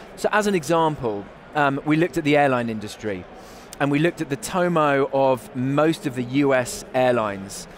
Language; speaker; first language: English; native; English